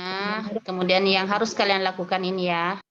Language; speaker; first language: Indonesian; non-native, local second language; Buginese